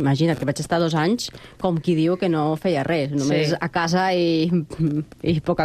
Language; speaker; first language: Catalan; non-native, fluent; Spanish